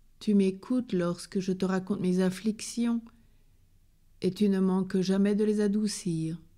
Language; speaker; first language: French; native; French